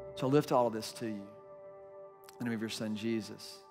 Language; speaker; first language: English; native; English